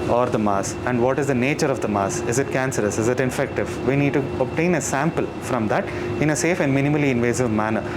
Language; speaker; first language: English; non-native, local second language; Kannada